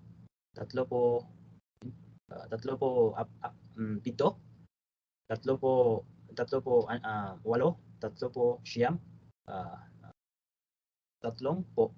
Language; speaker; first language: Filipino; non-native, learner; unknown